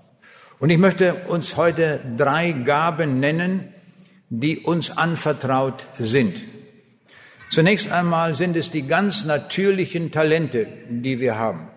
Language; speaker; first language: German; native; German